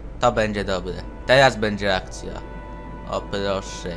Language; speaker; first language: Polish; native; Polish